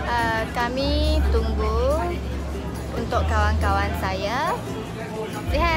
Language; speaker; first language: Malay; non-native, learner; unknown